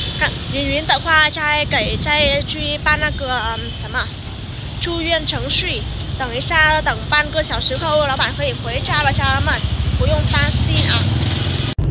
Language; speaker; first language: Chinese; non-native, fluent; Vietnamese